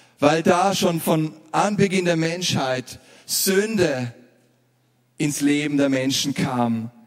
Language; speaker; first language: German; native; German